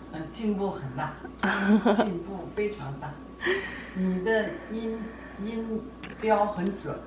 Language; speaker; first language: Chinese; native; Chinese